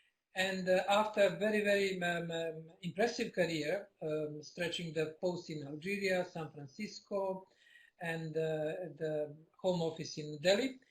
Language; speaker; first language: English; non-native, fluent; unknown